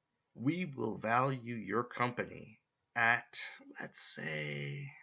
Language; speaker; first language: English; native; English